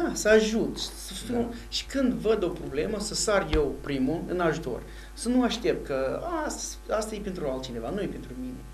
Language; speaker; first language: Romanian; non-native, fluent; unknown